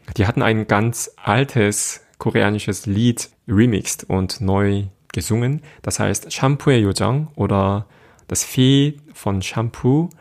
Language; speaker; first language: German; non-native, fluent; Korean